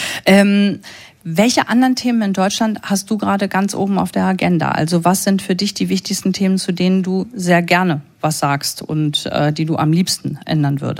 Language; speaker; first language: German; native; German